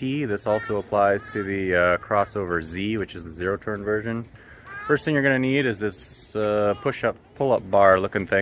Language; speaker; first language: English; native; English